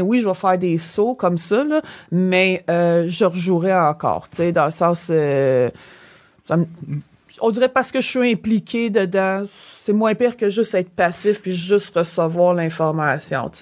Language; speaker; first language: French; native; French